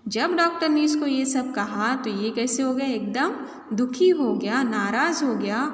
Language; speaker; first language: Hindi; non-native, local second language; Marathi